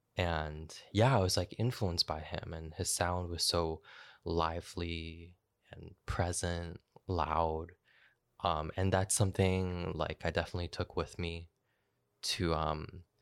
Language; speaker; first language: English; native; English